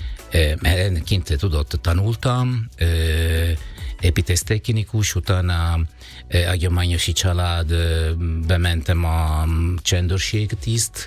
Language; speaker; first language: Hungarian; non-native, learner; Italian